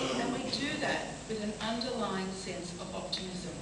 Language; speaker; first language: English; native; English